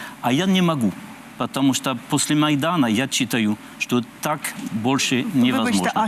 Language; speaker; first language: Russian; non-native, learner; French